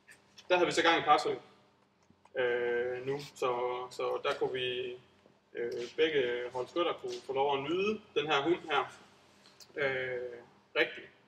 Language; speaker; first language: Danish; native; Danish